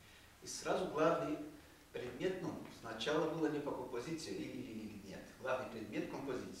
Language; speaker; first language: Russian; non-native, fluent; Portuguese